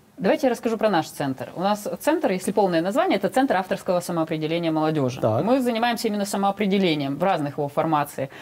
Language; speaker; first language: Russian; native; Russian